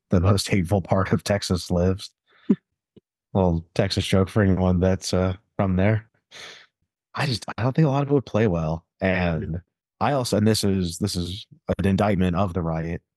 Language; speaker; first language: English; native; English